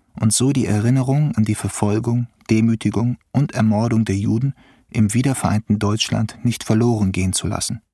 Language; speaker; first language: German; native; German